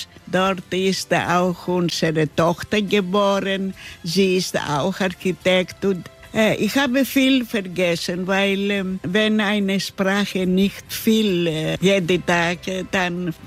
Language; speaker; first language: German; non-native, learner; Greek